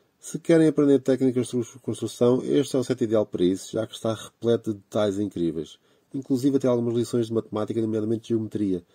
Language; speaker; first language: Portuguese; native; Portuguese